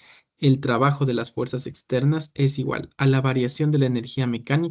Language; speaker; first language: Spanish; native; Spanish